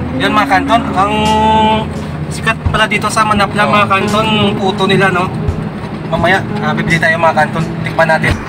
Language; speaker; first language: Filipino; non-native, local second language; Hiligaynon